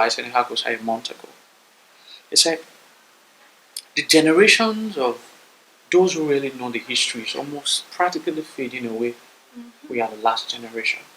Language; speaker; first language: English; non-native, local second language; Bini